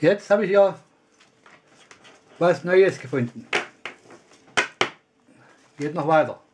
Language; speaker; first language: German; non-native, learner; Russian